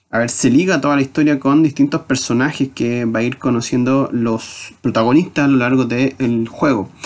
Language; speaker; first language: Spanish; native; Spanish